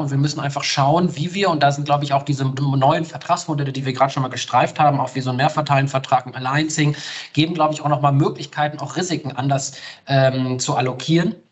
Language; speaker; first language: German; native; German